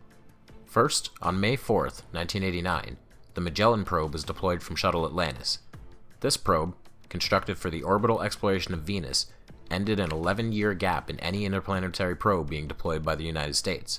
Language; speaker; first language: English; native; English